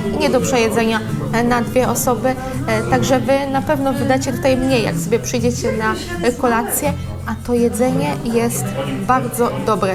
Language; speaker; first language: Polish; native; Polish